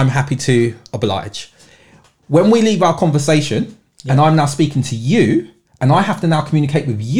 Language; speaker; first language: English; native; English